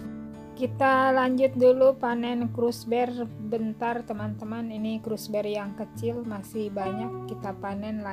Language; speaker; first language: Indonesian; native; Indonesian